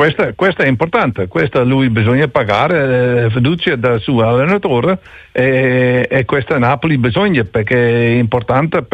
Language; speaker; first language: Italian; non-native, learner; Dutch